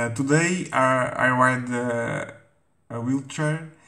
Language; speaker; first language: English; non-native, fluent; Portuguese